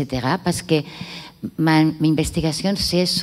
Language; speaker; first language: French; non-native, learner; Catalan